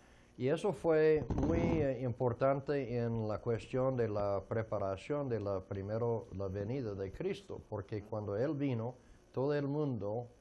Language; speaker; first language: Spanish; non-native, fluent; English